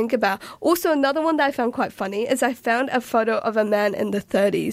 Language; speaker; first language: English; native; English